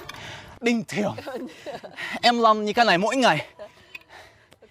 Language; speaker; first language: Vietnamese; non-native, fluent; Russian